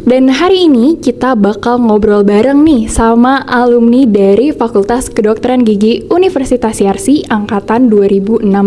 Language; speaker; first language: Indonesian; native; Indonesian